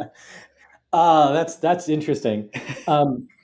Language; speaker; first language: English; native; English